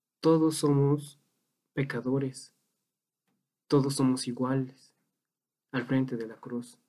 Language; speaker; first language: Spanish; native; Spanish